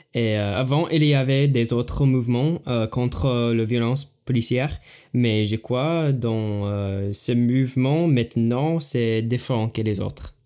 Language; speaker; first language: French; non-native, learner; English